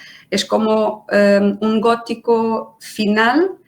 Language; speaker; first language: Spanish; non-native, fluent; Portuguese